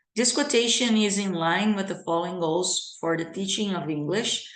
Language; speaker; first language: English; non-native, fluent; Portuguese